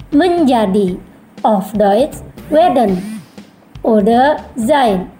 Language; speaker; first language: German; non-native, fluent; Indonesian